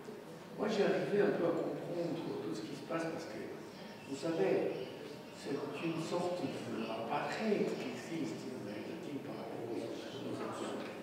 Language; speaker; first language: French; non-native, fluent; Spanish